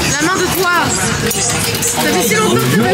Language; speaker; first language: French; native; French